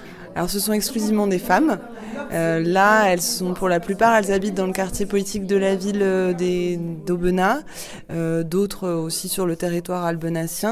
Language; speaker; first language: French; native; French